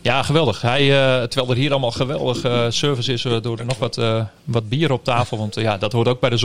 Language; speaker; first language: Dutch; native; Dutch